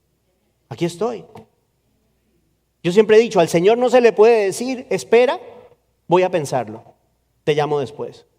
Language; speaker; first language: Spanish; native; Spanish